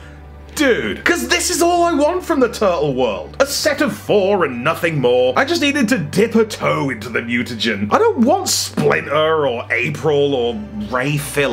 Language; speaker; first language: English; native; English